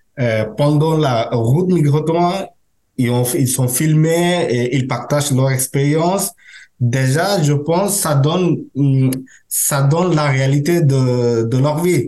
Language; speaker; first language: French; non-native, learner; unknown